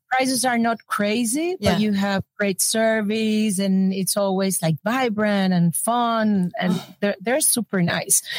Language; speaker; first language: English; non-native, fluent; Spanish